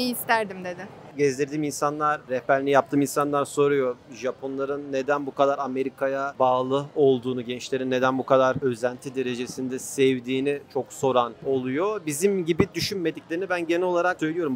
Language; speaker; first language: Turkish; native; Turkish